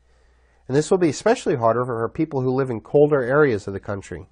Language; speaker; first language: English; native; English